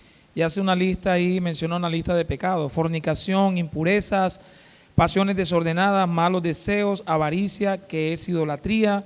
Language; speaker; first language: Spanish; native; Spanish